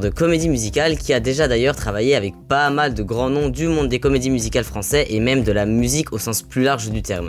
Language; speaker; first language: French; native; French